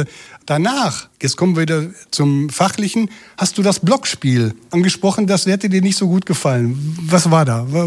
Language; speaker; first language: German; native; German